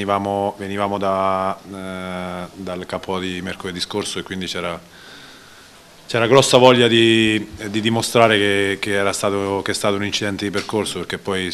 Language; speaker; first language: Italian; native; Italian